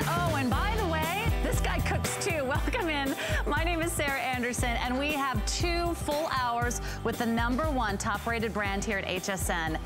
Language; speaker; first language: English; native; English